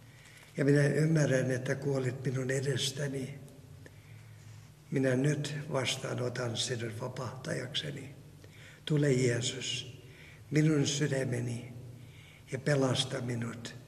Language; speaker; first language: Finnish; non-native, fluent; Russian